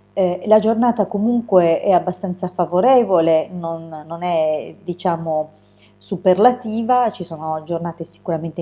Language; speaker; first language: Italian; native; Italian